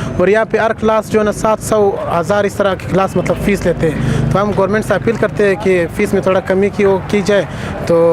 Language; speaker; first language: Urdu; non-native, local second language; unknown